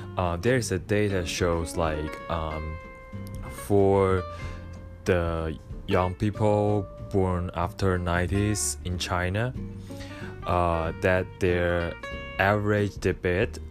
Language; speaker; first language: English; non-native, fluent; Chinese